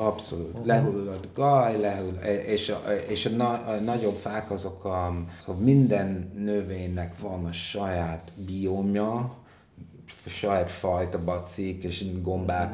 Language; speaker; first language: Hungarian; non-native, fluent; English